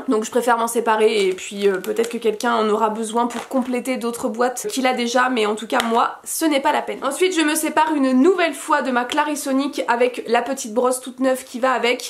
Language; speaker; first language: French; native; French